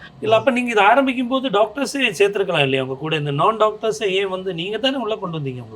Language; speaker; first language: Tamil; native; Tamil